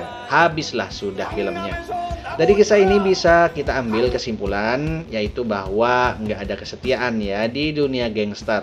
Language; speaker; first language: Indonesian; native; Indonesian